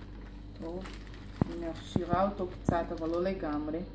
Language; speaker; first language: Hebrew; non-native, fluent; Portuguese